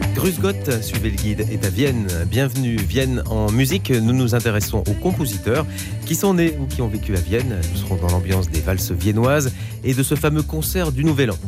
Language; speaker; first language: French; native; French